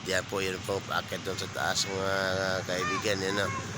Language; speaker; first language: Filipino; native; Filipino